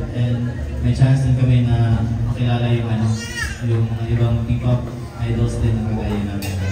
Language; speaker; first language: Filipino; non-native, local second language; Cebuano